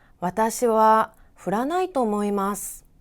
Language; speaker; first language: Japanese; non-native, fluent; Korean